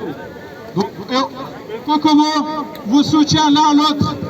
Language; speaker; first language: French; non-native, fluent; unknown